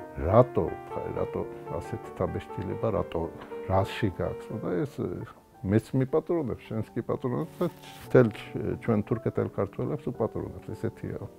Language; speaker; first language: Georgian; early bilingual, heritage; Georgian